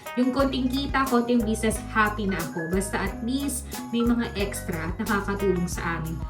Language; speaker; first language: Filipino; native; Filipino